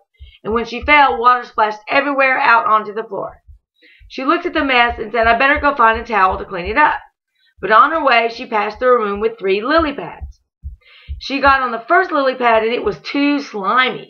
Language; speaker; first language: English; native; English